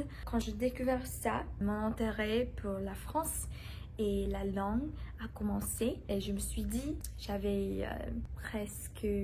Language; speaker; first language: French; non-native, learner; English